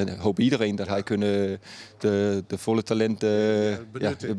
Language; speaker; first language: Dutch; non-native, fluent; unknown